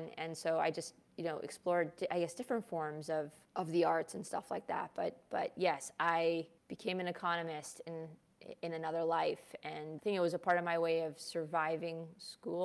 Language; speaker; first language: English; early bilingual, other home language; Hindi